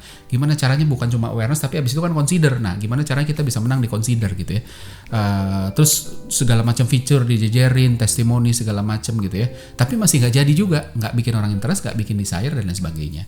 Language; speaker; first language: Indonesian; native; Indonesian